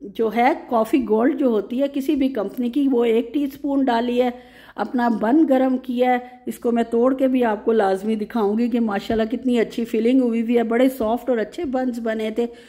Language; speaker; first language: Hindi; native; Hindi